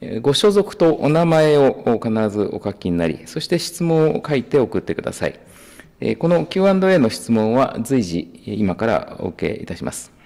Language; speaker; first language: Japanese; native; Japanese